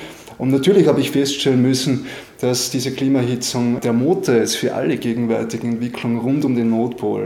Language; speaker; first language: German; native; German